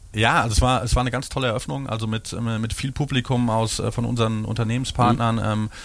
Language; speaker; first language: German; native; German